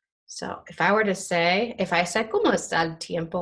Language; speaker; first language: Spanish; non-native, fluent; English